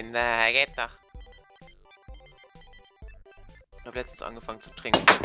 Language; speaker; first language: German; native; German